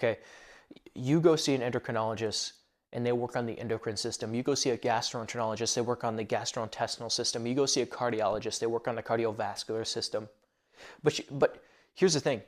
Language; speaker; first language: English; native; English